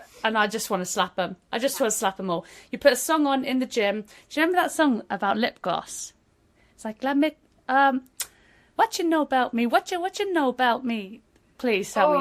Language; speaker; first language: English; native; English